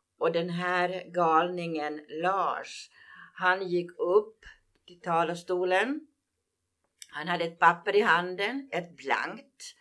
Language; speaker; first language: Swedish; native; Swedish